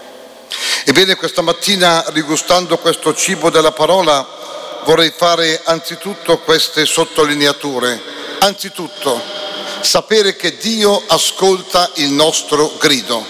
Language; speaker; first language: Italian; native; Italian